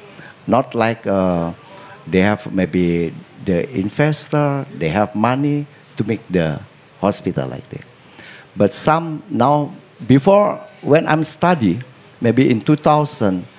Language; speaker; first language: English; non-native, learner; Indonesian